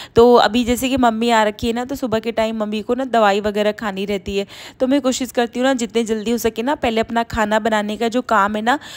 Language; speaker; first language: Hindi; native; Hindi